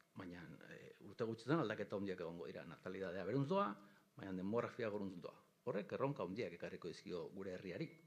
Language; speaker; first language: Basque; native; Basque